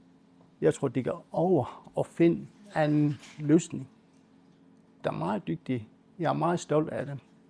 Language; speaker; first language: Danish; non-native, local second language; Kalaallisut